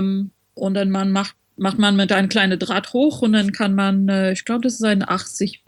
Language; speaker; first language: German; non-native, fluent; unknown